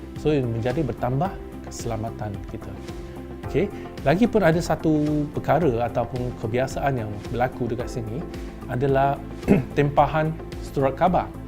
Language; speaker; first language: Malay; non-native, local second language; Chinese